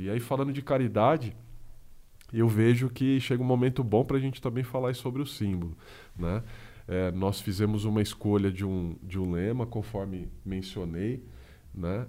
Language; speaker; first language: Portuguese; native; Portuguese